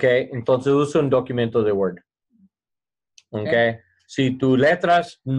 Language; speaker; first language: Spanish; non-native, learner; English